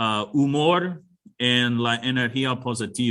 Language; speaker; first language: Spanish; non-native, fluent; English